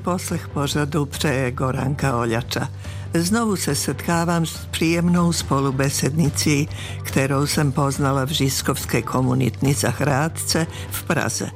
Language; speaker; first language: Czech; non-native, fluent; Serbian